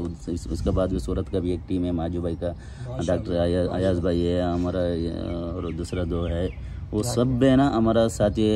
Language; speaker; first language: Hindi; non-native, local second language; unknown